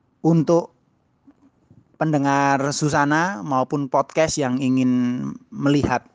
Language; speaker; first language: Indonesian; native; Indonesian